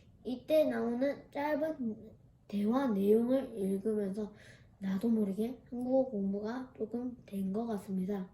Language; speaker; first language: Korean; early bilingual, heritage; Korean